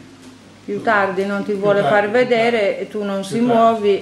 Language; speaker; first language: Italian; non-native, learner; Polish